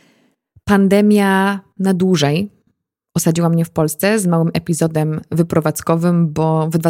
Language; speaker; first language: Polish; native; Polish